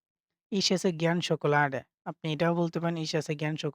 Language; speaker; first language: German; non-native, fluent; Bangla